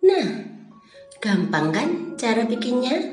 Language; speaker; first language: Indonesian; native; Indonesian